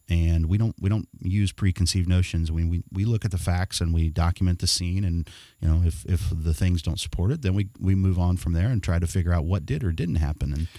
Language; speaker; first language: English; native; English